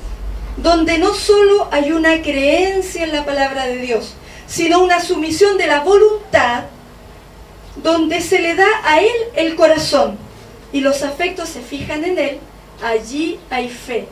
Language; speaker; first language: Spanish; native; Spanish